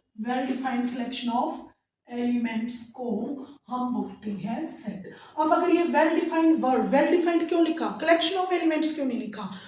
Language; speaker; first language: Hindi; native; Hindi